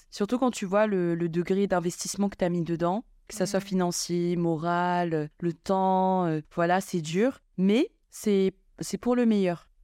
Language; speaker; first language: French; non-native, local second language; Malagasy